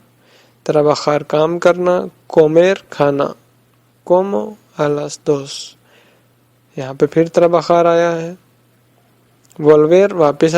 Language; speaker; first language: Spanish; non-native, fluent; Urdu